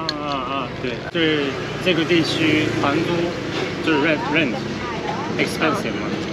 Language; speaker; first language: Chinese; non-native, fluent; Japanese